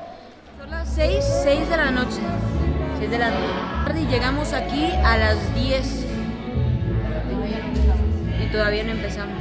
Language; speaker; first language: Spanish; early bilingual, other home language; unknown